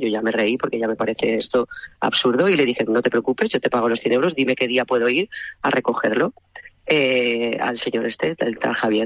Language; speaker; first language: Spanish; native; Spanish